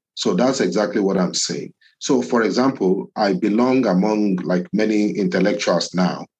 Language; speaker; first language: English; non-native, local second language; Yoruba